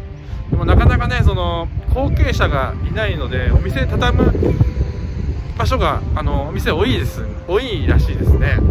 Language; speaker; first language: Japanese; native; Japanese